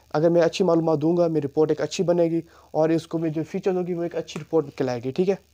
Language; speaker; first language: Urdu; non-native, local second language; Punjabi